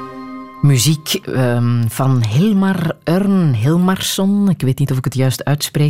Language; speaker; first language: Dutch; native; Dutch